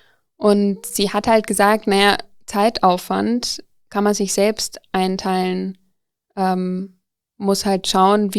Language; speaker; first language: German; native; German